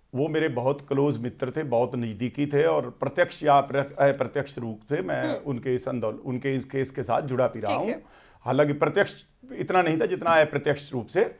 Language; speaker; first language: Hindi; native; Hindi